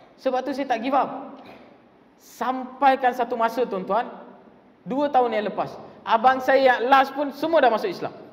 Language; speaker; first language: Malay; non-native, local second language; Tamil